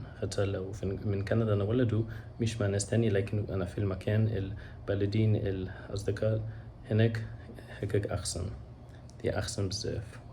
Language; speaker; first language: Arabic; non-native, learner; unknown